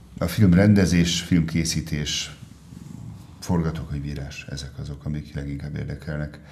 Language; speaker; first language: Hungarian; early bilingual, heritage; Hungarian